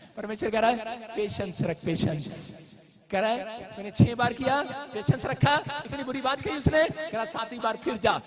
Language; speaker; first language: Hindi; non-native, local second language; Punjabi